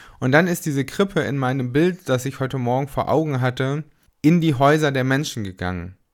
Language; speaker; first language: German; native; German